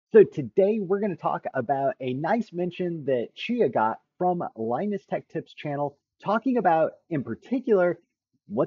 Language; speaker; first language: English; native; English